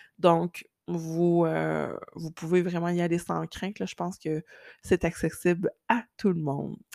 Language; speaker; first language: French; native; French